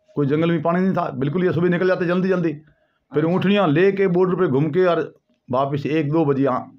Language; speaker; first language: Hindi; native; Hindi